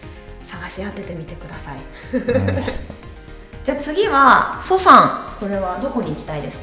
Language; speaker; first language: Japanese; native; Japanese